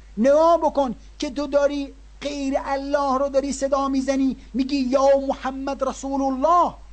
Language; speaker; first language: Persian; native; Persian